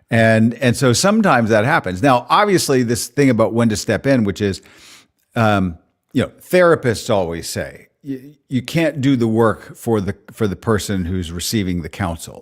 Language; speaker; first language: English; native; English